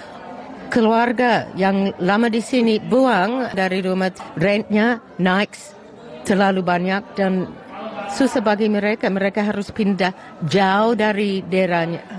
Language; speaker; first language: Indonesian; non-native, fluent; English